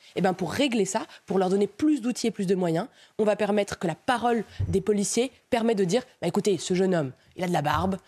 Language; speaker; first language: French; native; French